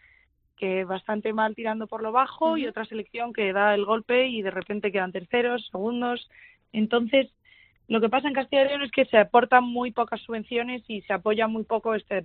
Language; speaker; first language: Spanish; native; Spanish